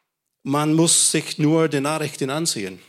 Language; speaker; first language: German; non-native, fluent; English